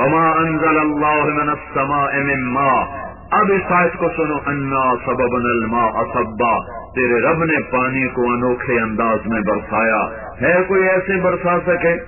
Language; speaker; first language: Urdu; non-native, local second language; Punjabi